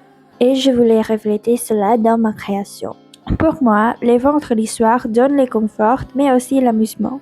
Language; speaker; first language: French; non-native, learner; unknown